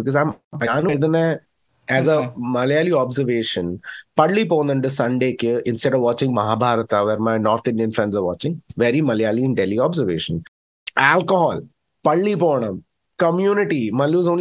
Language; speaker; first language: English; non-native, local second language; Malayalam